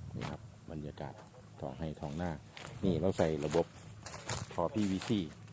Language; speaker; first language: Thai; native; Thai